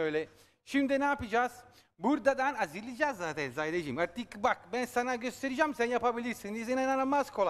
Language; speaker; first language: Turkish; non-native, learner; Italian